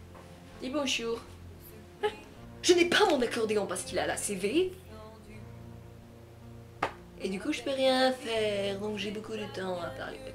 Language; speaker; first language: French; native; French